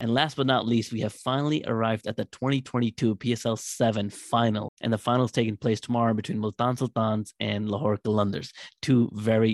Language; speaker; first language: English; non-native, local second language; Urdu